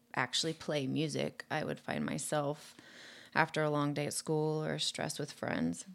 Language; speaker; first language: English; native; English